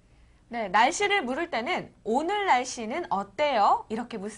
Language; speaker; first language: Korean; native; Korean